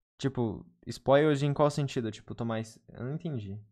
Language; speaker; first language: Portuguese; native; Portuguese